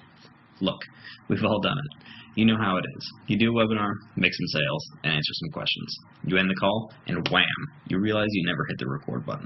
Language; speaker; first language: English; native; English